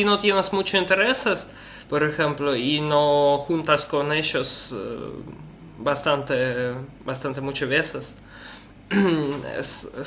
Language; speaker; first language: Spanish; non-native, learner; Russian